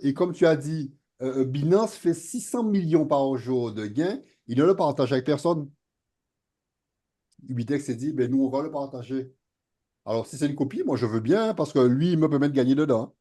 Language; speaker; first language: French; native; French